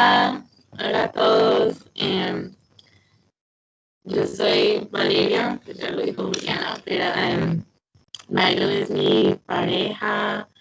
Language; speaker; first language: Spanish; early bilingual, heritage; English